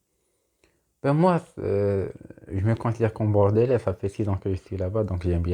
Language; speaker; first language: French; non-native, local second language; Arabic